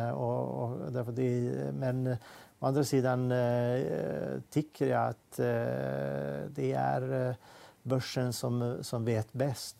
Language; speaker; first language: Swedish; non-native, fluent; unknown